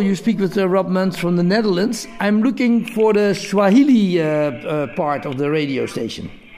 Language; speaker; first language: English; non-native, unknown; Dutch